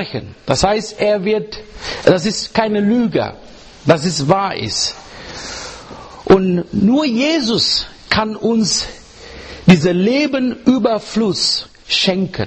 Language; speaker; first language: German; non-native, learner; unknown